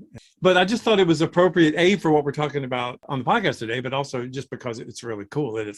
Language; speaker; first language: English; native; English